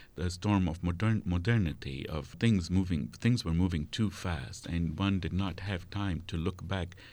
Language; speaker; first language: English; non-native, fluent; Arabic